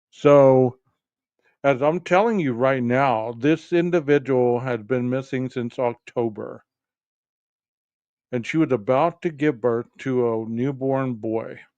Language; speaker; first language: English; native; English